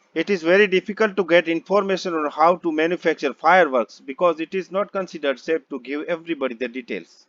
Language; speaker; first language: English; non-native, local second language; Gujarati